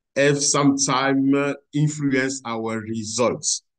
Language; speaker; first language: English; non-native, fluent; French